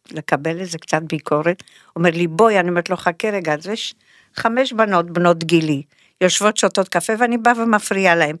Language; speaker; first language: Hebrew; non-native, fluent; Spanish